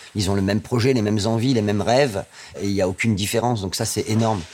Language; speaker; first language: French; native; French